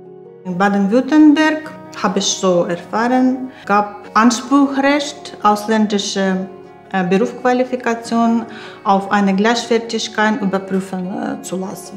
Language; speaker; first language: German; non-native, learner; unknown